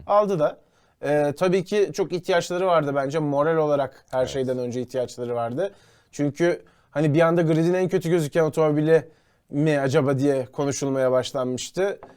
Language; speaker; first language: Turkish; native; Turkish